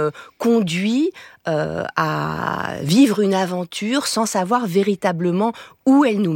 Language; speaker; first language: French; native; French